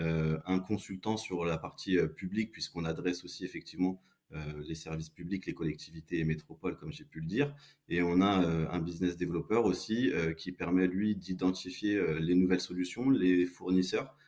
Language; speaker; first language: French; native; French